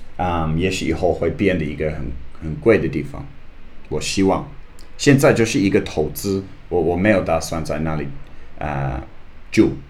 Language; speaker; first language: Chinese; non-native, learner; English